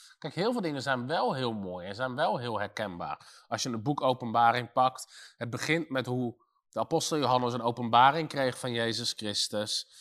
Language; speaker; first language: Dutch; native; Dutch